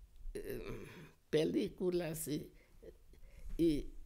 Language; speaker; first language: Spanish; non-native, fluent; Hungarian